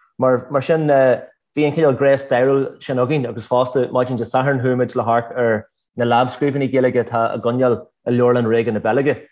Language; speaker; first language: Irish; native; Irish